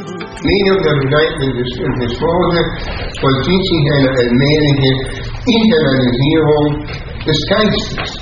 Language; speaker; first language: German; native; German